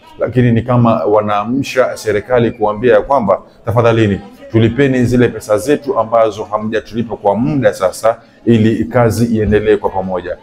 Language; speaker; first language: Swahili; native; Swahili